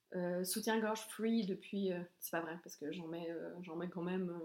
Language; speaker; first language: French; native; French